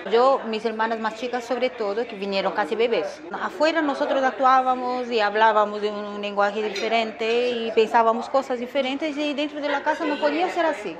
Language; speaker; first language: Spanish; non-native, fluent; Korean